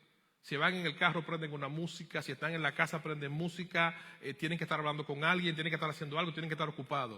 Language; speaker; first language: Spanish; native; Spanish